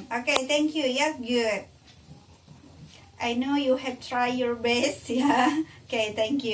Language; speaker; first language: English; non-native, learner; Indonesian